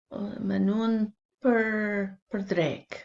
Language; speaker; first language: Albanian; non-native, learner; English